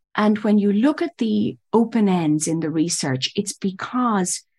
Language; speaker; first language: English; native; English